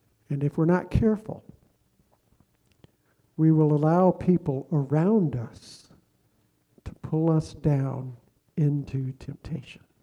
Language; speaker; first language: English; native; English